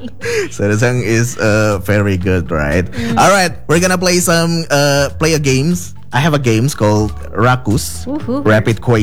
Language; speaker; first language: English; non-native, learner; Indonesian